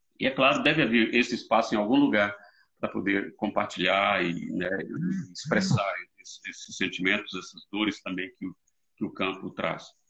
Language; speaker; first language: Portuguese; native; Portuguese